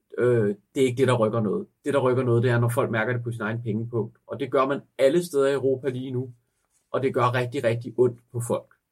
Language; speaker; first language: Danish; native; Danish